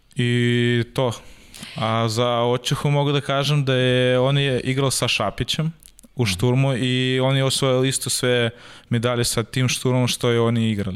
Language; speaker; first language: Serbian; non-native, learner; Russian